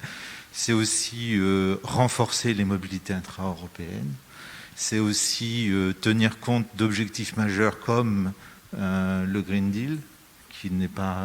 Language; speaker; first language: French; native; French